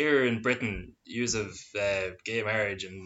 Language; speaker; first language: English; native; English